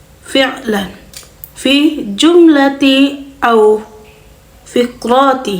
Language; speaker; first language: Arabic; non-native, fluent; Indonesian